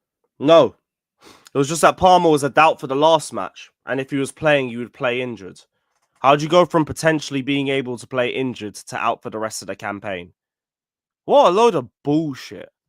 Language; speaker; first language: English; native; English